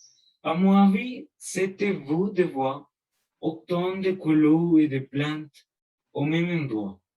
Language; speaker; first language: French; non-native, learner; Spanish